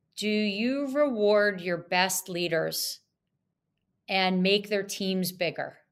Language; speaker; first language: English; native; English